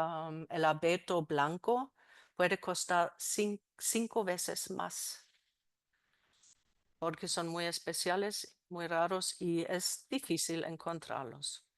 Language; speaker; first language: Spanish; non-native, fluent; German